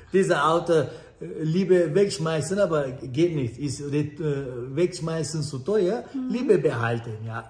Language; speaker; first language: German; non-native, learner; Turkish